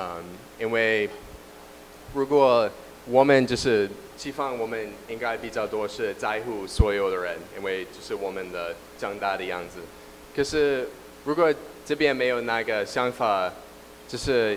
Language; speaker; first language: Chinese; non-native, learner; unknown